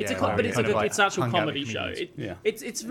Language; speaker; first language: English; native; English